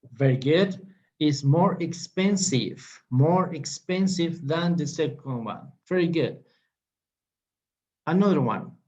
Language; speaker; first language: English; non-native, fluent; Spanish